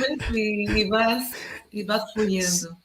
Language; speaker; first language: Spanish; non-native, fluent; Portuguese